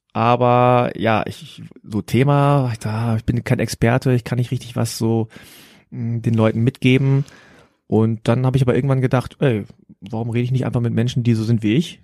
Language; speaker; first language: German; native; German